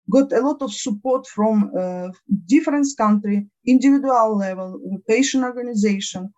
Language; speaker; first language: English; non-native, learner; Ukrainian